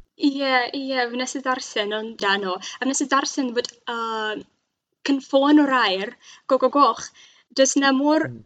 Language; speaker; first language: Welsh; non-native, fluent; Russian